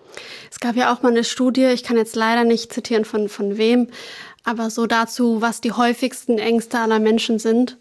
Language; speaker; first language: German; native; German